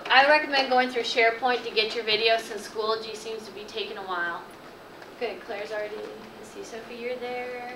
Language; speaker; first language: English; native; English